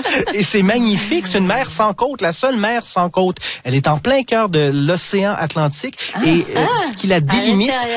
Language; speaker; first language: French; native; French